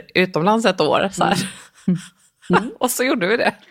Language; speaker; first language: Swedish; native; Swedish